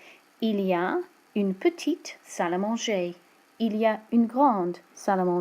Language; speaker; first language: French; non-native, fluent; English